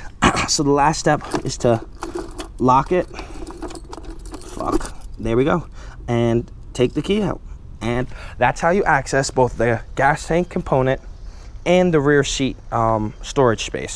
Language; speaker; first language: English; native; English